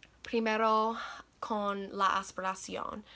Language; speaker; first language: Spanish; non-native, learner; English